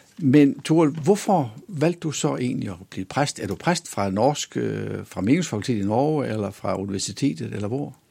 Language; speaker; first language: Danish; native; Danish